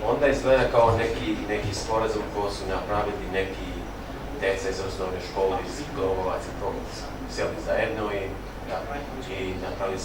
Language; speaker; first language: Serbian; non-native, local second language; Albanian